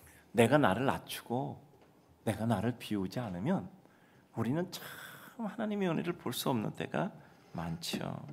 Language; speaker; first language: Korean; native; Korean